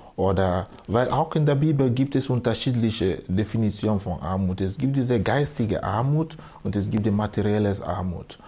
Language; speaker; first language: German; non-native, fluent; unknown